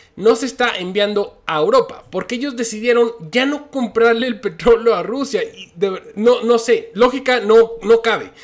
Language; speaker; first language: Spanish; native; Spanish